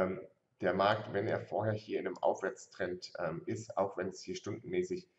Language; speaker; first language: German; native; German